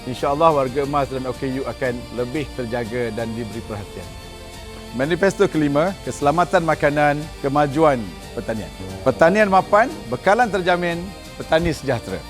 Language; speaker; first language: Malay; native; Malay